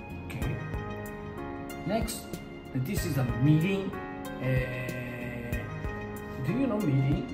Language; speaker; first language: English; non-native, learner; Japanese